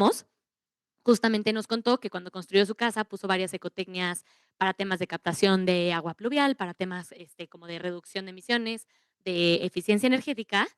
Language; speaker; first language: Spanish; native; Spanish